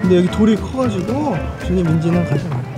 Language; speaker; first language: Korean; native; Korean